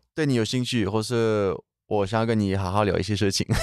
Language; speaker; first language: Chinese; non-native, fluent; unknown